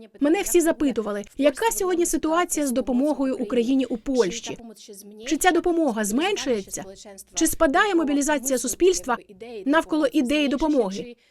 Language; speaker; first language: Ukrainian; native; Ukrainian